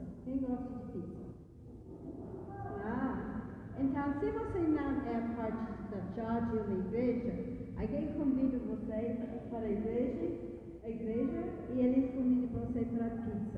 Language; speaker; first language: Portuguese; non-native, fluent; English